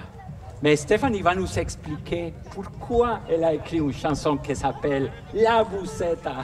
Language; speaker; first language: French; non-native, fluent; Spanish